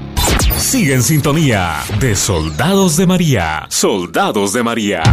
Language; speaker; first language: Spanish; native; Spanish